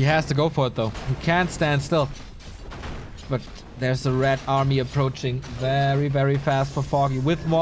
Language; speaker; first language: English; non-native, fluent; German